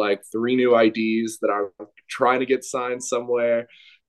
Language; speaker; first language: English; native; English